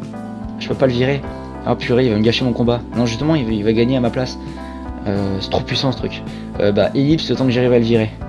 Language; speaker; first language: French; native; French